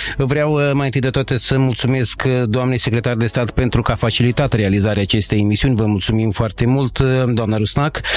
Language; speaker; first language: Romanian; native; Romanian